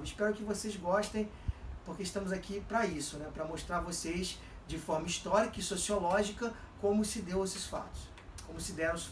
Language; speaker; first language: Portuguese; native; Portuguese